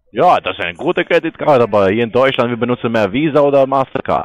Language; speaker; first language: German; non-native, learner; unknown